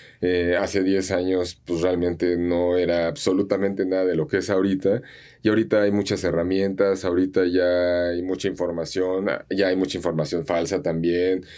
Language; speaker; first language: Spanish; native; Spanish